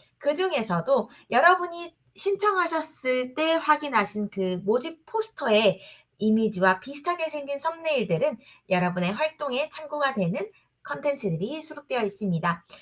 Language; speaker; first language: Korean; native; Korean